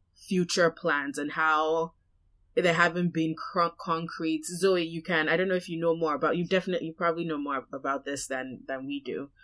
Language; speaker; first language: English; non-native, local second language; Yoruba